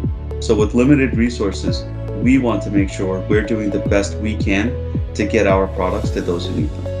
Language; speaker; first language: English; native; English